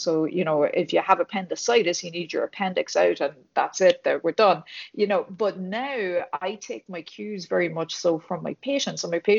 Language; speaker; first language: English; native; English